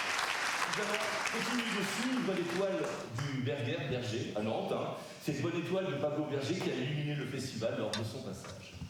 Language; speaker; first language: French; native; French